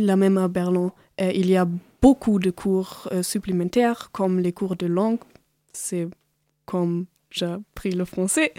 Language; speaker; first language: French; non-native, learner; German